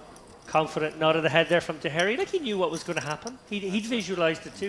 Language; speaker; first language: English; native; English